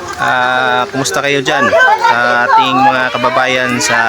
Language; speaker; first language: Filipino; non-native, local second language; Cebuano